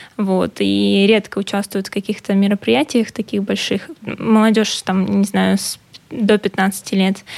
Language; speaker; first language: Russian; native; Russian